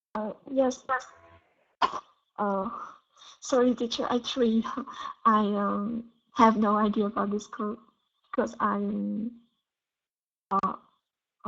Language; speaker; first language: English; non-native, learner; Vietnamese